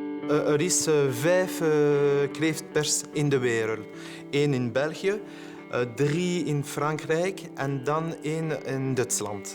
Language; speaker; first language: Dutch; non-native, learner; French